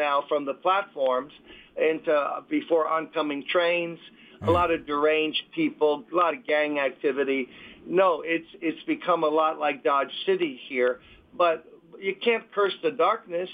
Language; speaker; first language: English; native; English